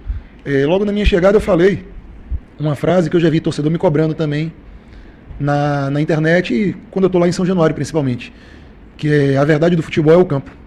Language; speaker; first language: Portuguese; native; Portuguese